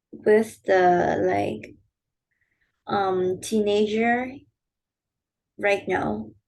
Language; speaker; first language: English; non-native, learner; Vietnamese